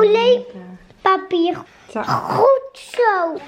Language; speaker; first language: Dutch; early bilingual, other home language; Turkish